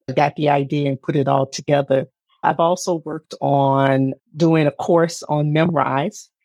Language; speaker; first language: English; native; English